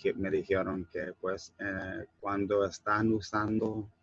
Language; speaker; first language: Spanish; non-native, learner; English